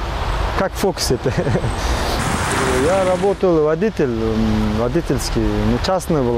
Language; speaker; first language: Russian; non-native, learner; Uzbek